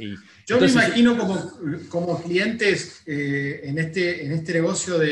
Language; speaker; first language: Spanish; native; Spanish